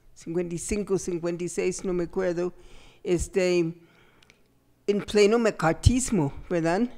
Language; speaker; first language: Spanish; non-native, fluent; English